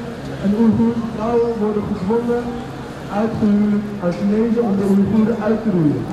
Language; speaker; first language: Dutch; early bilingual, other home language; Uyghur